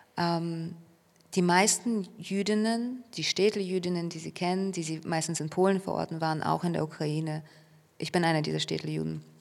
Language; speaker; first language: German; early bilingual, other home language; Russian